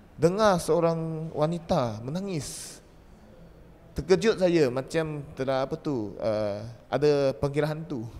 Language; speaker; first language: Malay; native; Malay